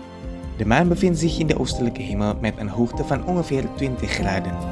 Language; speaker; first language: Dutch; non-native, fluent; Indonesian